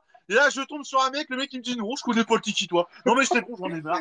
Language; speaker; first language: French; native; French